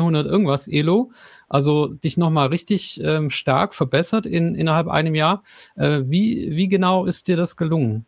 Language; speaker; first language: German; native; German